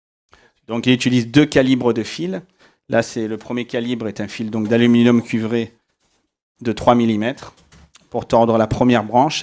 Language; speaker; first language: French; native; French